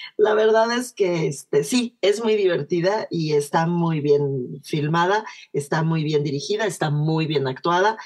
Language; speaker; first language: Spanish; native; Spanish